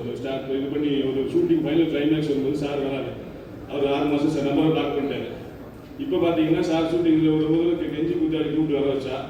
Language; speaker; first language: Tamil; native; Tamil